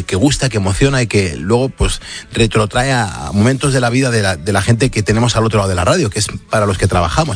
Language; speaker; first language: Spanish; native; Spanish